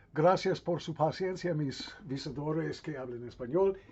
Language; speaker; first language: Spanish; non-native, learner; English